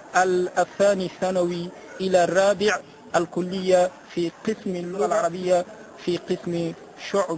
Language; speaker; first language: Arabic; non-native, fluent; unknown